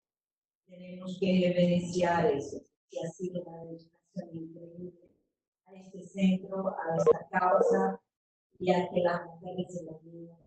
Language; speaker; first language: Spanish; non-native, fluent; Portuguese